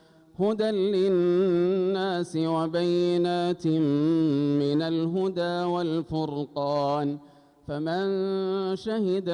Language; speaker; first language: Arabic; native; Arabic